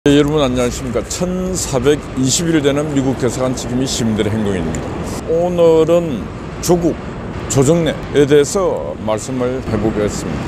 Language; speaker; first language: Korean; native; Korean